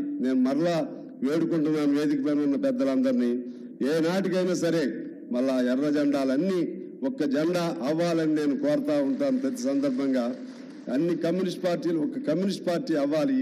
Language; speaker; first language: Telugu; native; Telugu